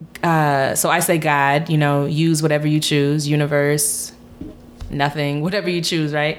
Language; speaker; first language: English; native; English